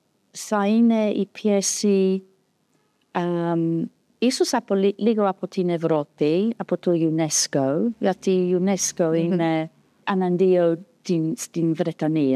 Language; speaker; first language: Greek; non-native, fluent; English